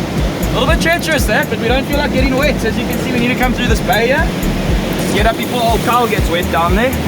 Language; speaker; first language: English; native; English